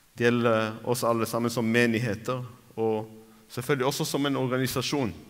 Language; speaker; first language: Norwegian; non-native, fluent; Arabic